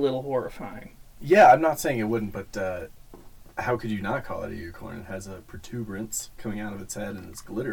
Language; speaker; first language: English; native; English